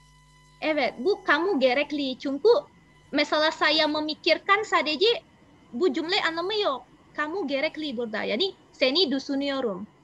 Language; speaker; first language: Turkish; non-native, learner; Indonesian